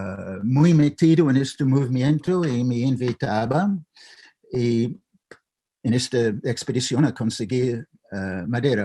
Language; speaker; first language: Spanish; non-native, fluent; English